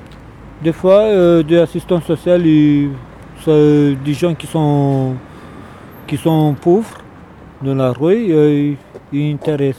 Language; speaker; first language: French; non-native, learner; Romanian